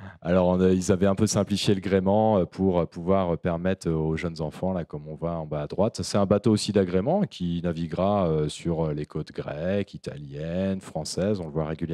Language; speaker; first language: French; native; French